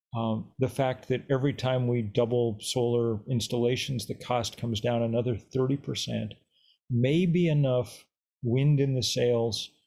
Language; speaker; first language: English; native; English